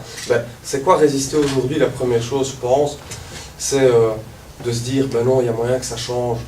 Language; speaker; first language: French; native; French